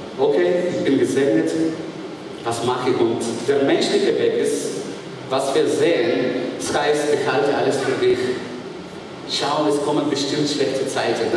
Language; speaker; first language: German; non-native, fluent; Bulgarian